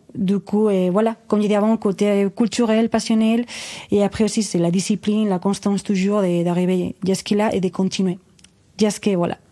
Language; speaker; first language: French; non-native, fluent; Spanish